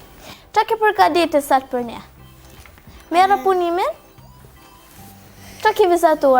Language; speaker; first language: Albanian; native; Albanian